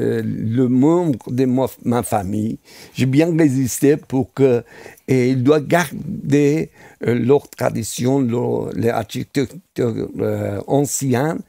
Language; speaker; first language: French; non-native, fluent; Persian